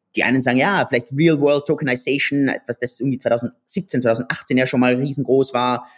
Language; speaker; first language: German; native; German